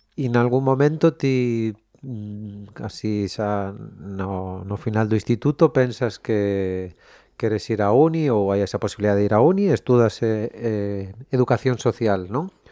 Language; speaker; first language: Galician; native; Galician